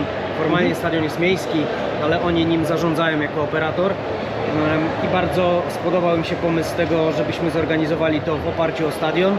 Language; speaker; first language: Polish; native; Polish